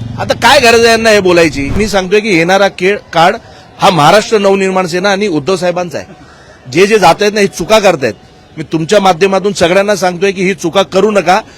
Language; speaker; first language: Marathi; non-native, local second language; Gujarati